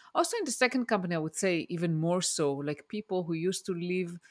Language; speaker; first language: English; non-native, fluent; Hebrew